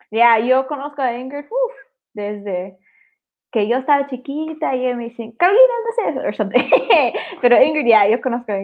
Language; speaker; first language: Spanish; early bilingual, heritage; Spanish